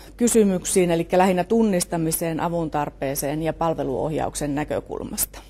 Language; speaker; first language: Finnish; native; Finnish